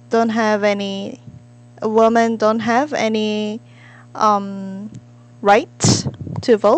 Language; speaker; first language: English; non-native, learner; Korean